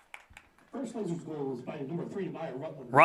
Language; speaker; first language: English; native; English